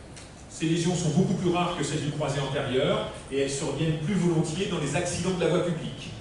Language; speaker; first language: French; native; French